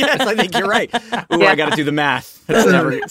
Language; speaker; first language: English; native; English